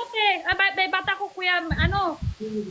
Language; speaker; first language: Filipino; non-native, learner; Chinese